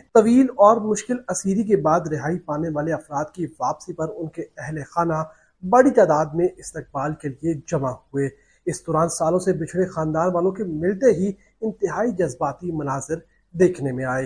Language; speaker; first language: Urdu; native; Urdu